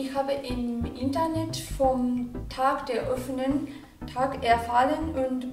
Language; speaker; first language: German; non-native, learner; Japanese